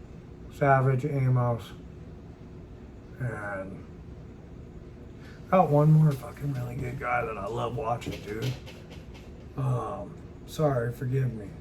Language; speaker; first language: English; native; English